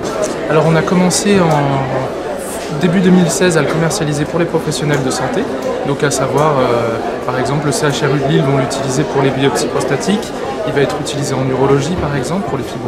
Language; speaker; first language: French; native; French